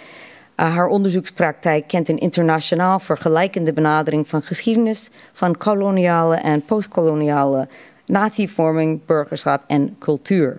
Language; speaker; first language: Dutch; non-native, fluent; English